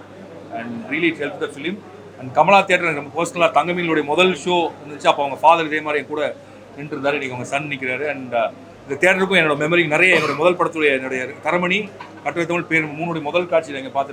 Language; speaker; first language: Tamil; native; Tamil